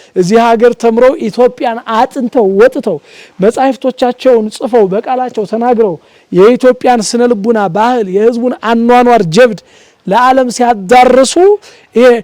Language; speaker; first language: Amharic; native; Amharic